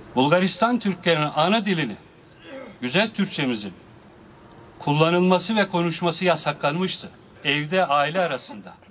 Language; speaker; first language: Turkish; native; Turkish